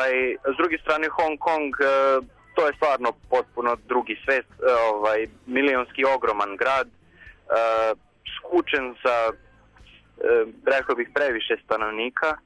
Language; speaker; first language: Serbian; native; Serbian